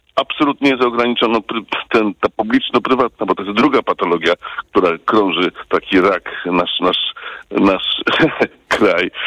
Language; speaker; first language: Polish; early bilingual, heritage; Polish